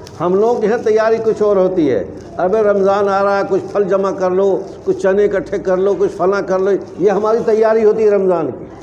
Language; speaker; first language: Urdu; native; Urdu